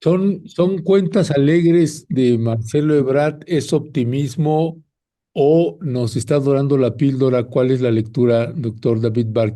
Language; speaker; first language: Spanish; native; Spanish